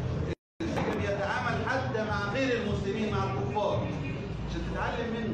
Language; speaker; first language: Arabic; native; Arabic